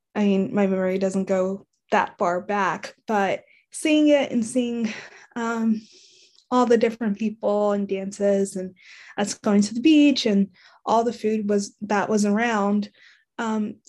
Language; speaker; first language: English; early bilingual, other home language; Haitian Creole